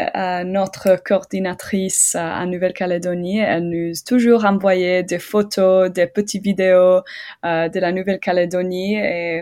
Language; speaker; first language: French; non-native, learner; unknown